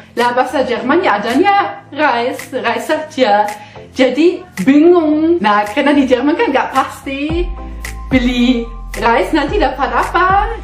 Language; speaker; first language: Indonesian; non-native, fluent; German